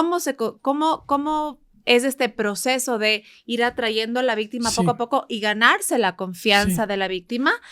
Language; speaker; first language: Spanish; native; Spanish